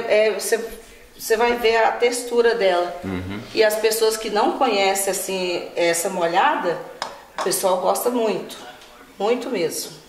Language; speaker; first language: Portuguese; native; Portuguese